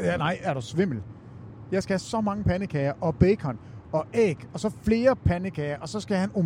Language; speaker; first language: Danish; native; Danish